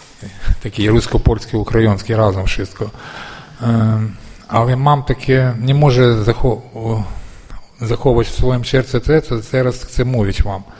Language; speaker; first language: Polish; non-native, learner; Ukrainian